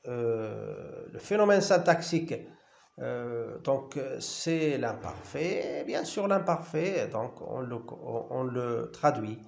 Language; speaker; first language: French; non-native, local second language; Arabic